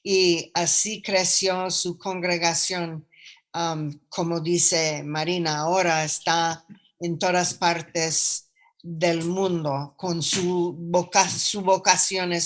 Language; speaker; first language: Spanish; non-native, fluent; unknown